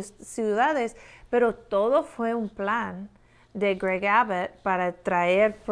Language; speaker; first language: Spanish; non-native, fluent; English